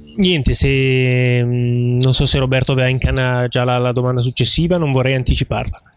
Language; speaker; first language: Italian; native; Italian